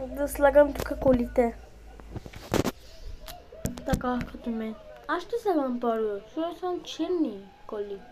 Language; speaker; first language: Bulgarian; early bilingual, heritage; Bulgarian